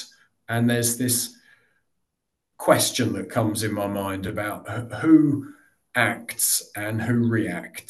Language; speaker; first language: English; native; English